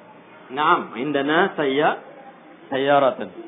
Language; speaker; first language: Arabic; non-native, fluent; Indonesian